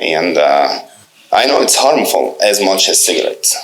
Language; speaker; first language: English; non-native, fluent; Arabic